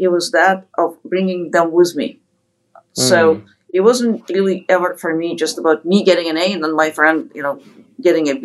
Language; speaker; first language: English; non-native, fluent; Ukrainian